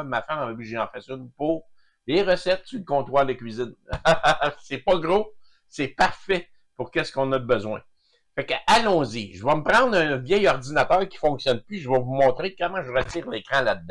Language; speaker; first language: French; native; French